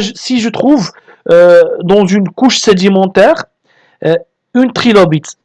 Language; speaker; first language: French; non-native, local second language; Arabic